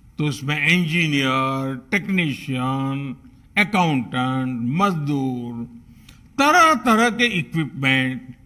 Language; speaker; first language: Hindi; non-native, local second language; Gujarati